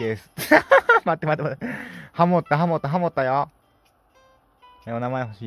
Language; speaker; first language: Japanese; native; Japanese